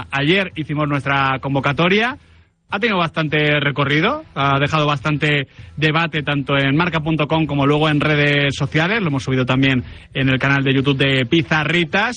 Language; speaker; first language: Spanish; native; Spanish